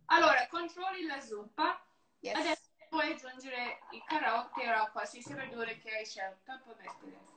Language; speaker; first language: Italian; non-native, learner; English